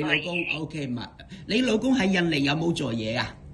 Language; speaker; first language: Cantonese; native; Cantonese